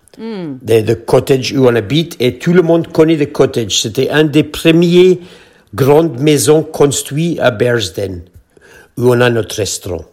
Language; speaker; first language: French; non-native, fluent; English